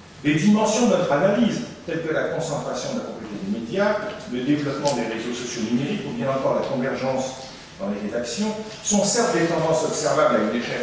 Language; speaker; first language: French; native; French